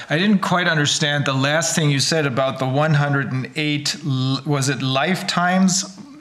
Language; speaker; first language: English; non-native, fluent; German